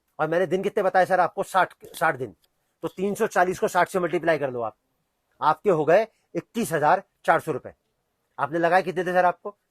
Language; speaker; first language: Hindi; native; Hindi